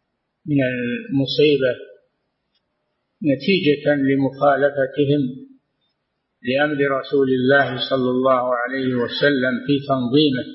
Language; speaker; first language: Arabic; native; Arabic